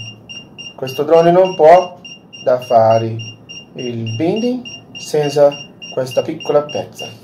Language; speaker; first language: Italian; non-native, learner; Portuguese